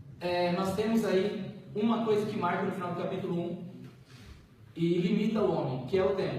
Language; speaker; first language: Portuguese; native; Portuguese